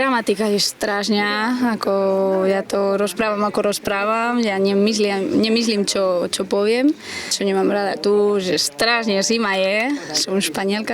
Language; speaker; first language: Slovak; non-native, learner; Spanish